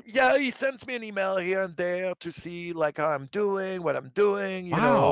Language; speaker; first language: English; non-native, fluent; French